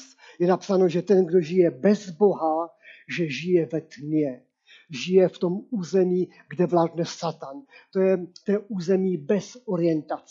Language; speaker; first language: Czech; non-native, local second language; Polish